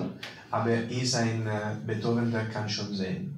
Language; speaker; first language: German; non-native, fluent; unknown